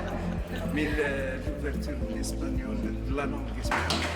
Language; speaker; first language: French; non-native, local second language; Arabic